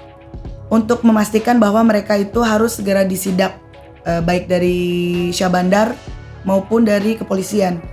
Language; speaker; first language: Indonesian; native; Indonesian